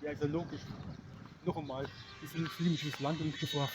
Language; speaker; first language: German; non-native, fluent; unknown